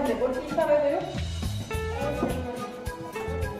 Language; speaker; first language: Spanish; native; Spanish